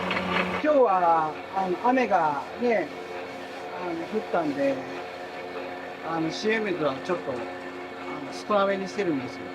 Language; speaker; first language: Japanese; native; Japanese